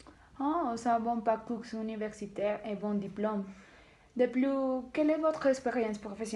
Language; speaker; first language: French; non-native, learner; Spanish